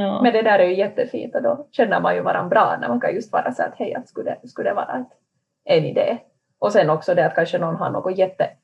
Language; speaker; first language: Swedish; native; Swedish